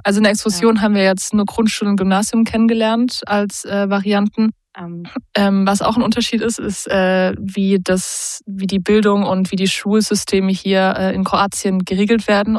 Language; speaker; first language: German; native; German